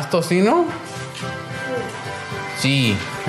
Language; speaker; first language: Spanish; early bilingual, heritage; English